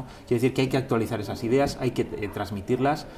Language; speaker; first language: Spanish; native; Spanish